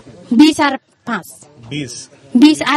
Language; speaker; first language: Hindi; non-native, learner; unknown